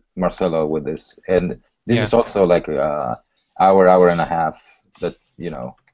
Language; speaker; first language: English; early bilingual, other home language; Polish